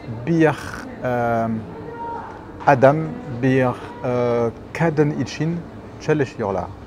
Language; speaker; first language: Turkish; non-native, learner; French